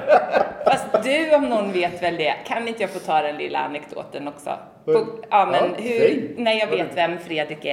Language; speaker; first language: Swedish; native; Swedish